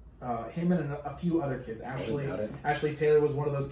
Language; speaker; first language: English; native; English